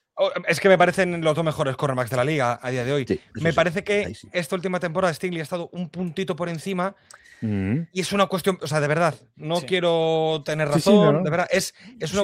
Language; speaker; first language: Spanish; native; Spanish